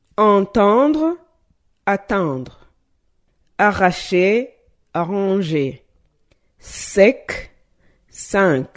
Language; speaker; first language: French; non-native, local second language; Rundi